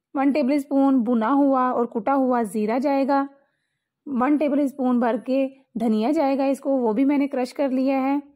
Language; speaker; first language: Hindi; native; Hindi